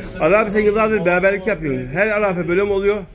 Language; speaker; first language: Turkish; native; Turkish